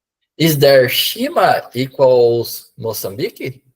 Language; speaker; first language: English; non-native, learner; Portuguese